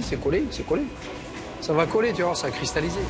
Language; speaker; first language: French; native; French